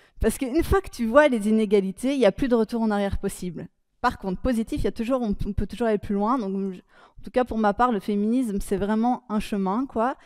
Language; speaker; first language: French; native; French